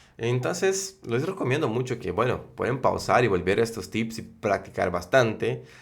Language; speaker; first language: Spanish; non-native, fluent; Portuguese